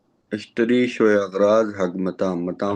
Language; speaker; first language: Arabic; non-native, learner; Urdu